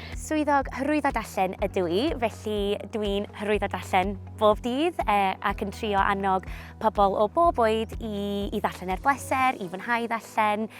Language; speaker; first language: Welsh; non-native, local second language; English